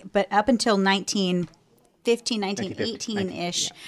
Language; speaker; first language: English; native; English